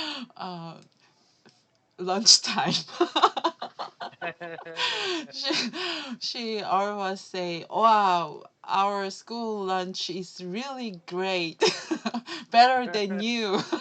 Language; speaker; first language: English; non-native, learner; Korean